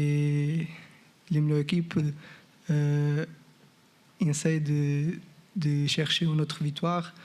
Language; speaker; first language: French; non-native, fluent; Portuguese